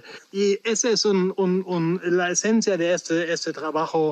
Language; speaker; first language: Spanish; non-native, learner; German